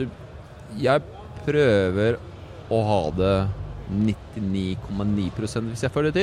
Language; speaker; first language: Norwegian; non-native, fluent; Polish